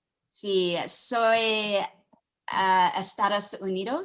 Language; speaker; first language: Spanish; non-native, learner; English